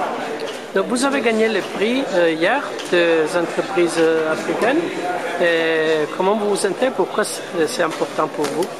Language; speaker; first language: French; non-native, fluent; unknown